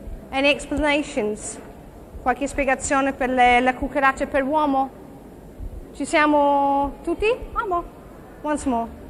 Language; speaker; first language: Italian; non-native, fluent; English